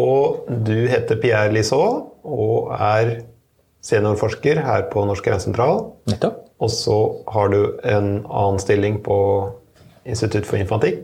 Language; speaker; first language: Norwegian; native; Norwegian